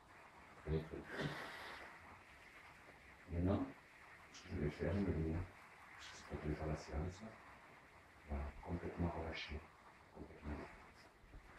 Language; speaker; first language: French; native; French